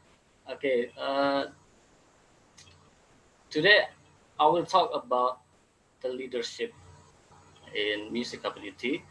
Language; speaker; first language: English; non-native, fluent; Indonesian